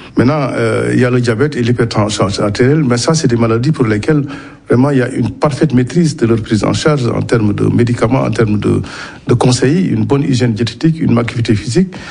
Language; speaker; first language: French; non-native, local second language; Wolof